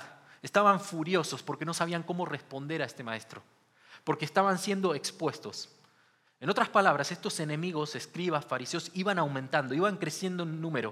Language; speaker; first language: Spanish; native; Spanish